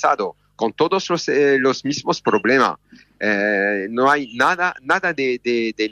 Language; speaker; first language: Spanish; non-native, learner; French